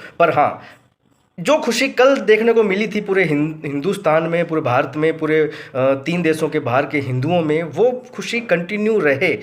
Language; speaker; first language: Hindi; native; Hindi